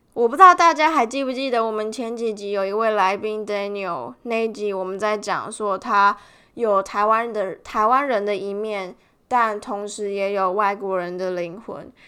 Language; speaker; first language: Chinese; native; Chinese